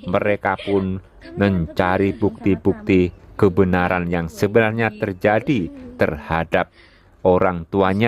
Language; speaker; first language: Indonesian; native; Indonesian